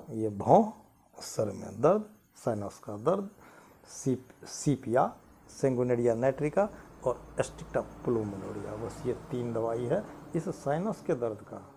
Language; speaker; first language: Hindi; non-native, local second language; Maithili